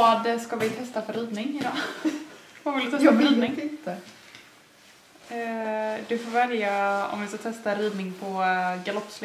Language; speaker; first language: Swedish; native; Swedish